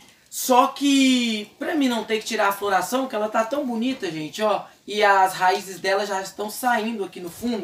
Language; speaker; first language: Portuguese; native; Portuguese